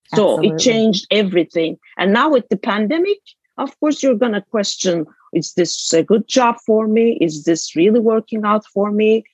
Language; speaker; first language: English; non-native, fluent; Turkish